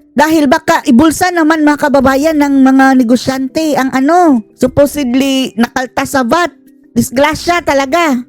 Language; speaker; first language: Filipino; native; Filipino